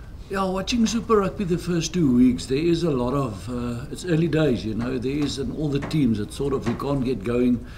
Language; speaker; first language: English; non-native, local second language; Afrikaans